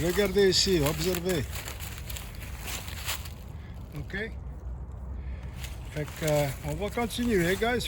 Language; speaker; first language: French; non-native, local second language; English